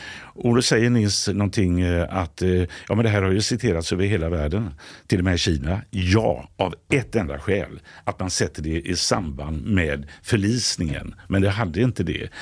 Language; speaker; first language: Swedish; native; Swedish